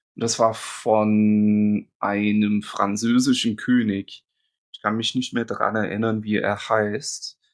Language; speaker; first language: German; non-native, fluent; English